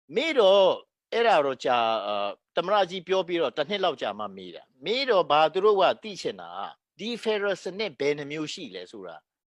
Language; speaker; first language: Burmese; non-native, local second language; Hakha Chin